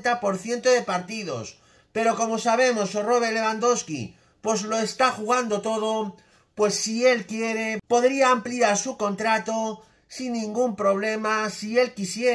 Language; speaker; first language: Spanish; native; Spanish